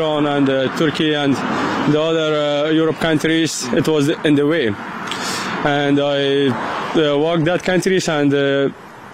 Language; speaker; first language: English; non-native, learner; Persian